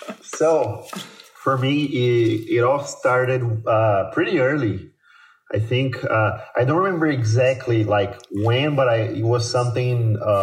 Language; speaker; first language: English; non-native, fluent; Portuguese